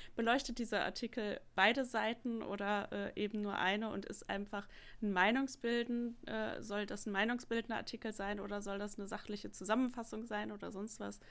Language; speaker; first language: German; native; German